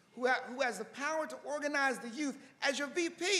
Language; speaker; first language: English; native; English